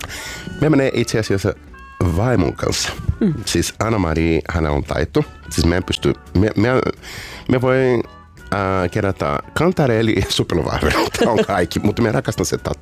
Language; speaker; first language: Finnish; non-native, learner; Portuguese